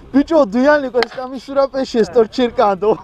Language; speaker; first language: Italian; non-native, learner; Georgian